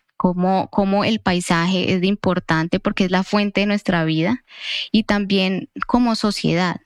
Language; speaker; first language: Spanish; native; Spanish